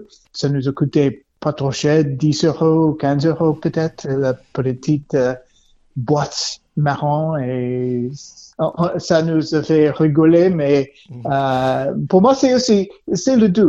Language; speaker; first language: French; non-native, learner; English